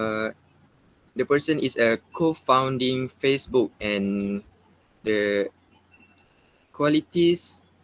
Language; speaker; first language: English; non-native, local second language; Malay